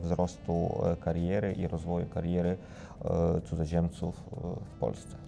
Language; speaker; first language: Polish; non-native, fluent; Ukrainian